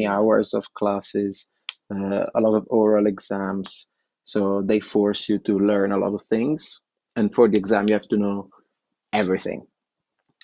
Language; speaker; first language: English; non-native, fluent; Italian